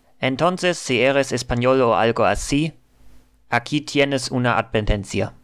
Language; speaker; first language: Spanish; non-native, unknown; German